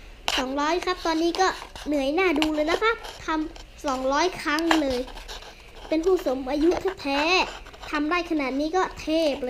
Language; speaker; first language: Thai; native; Thai